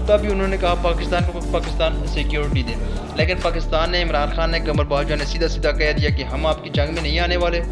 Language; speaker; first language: Hindi; non-native, local second language; Punjabi